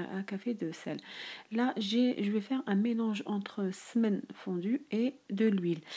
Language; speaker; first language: French; non-native, local second language; Arabic